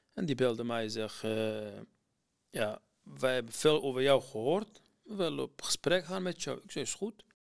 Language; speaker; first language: Dutch; non-native, fluent; Kurdish